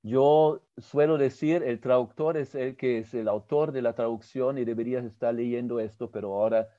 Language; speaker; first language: Spanish; early bilingual, other home language; German